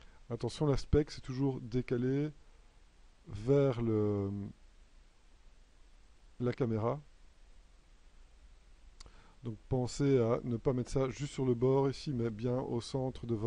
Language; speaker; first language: French; native; French